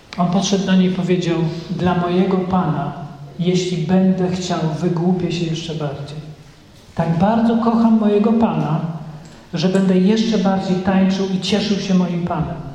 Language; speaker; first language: Polish; native; Polish